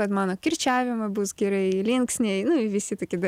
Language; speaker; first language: Lithuanian; non-native, learner; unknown